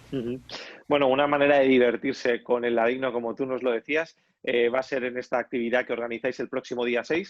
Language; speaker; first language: Spanish; native; Spanish